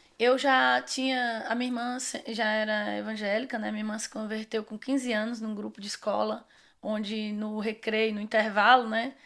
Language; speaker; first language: Portuguese; native; Portuguese